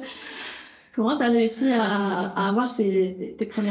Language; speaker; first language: French; native; French